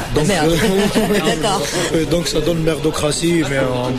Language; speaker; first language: French; non-native, local second language; Arabic